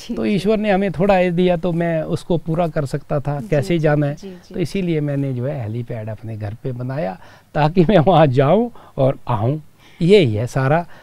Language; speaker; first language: Hindi; native; Hindi